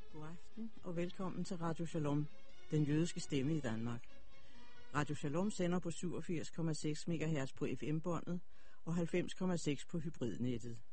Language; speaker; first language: Danish; native; Danish